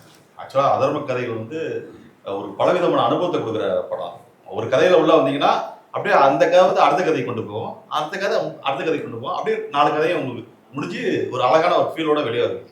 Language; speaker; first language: Tamil; native; Tamil